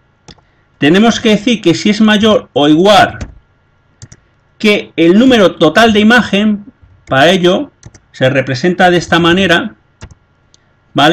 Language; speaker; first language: Spanish; native; Spanish